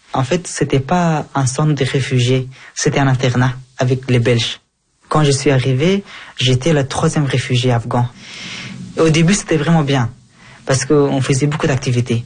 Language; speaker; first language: French; non-native, fluent; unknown